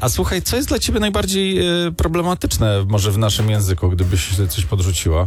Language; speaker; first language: Polish; native; Polish